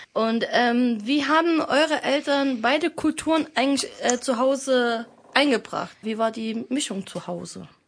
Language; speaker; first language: German; native; German